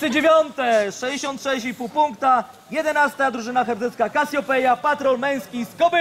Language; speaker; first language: Polish; native; Polish